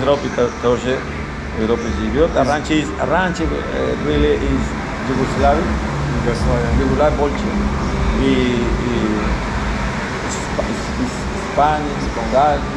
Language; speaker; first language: Russian; non-native, learner; Spanish